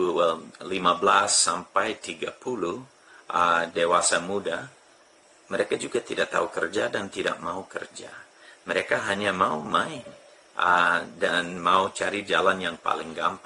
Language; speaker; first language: Indonesian; non-native, fluent; English